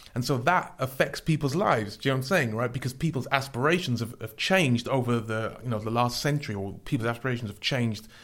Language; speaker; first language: English; native; English